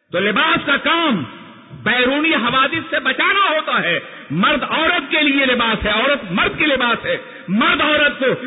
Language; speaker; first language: Urdu; native; Urdu